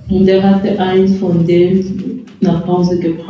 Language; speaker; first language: German; non-native, fluent; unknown